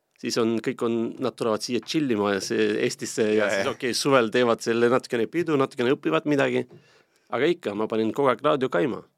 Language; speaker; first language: Estonian; non-native, fluent; Turkish